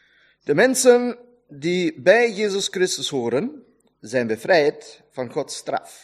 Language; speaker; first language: Dutch; non-native, fluent; German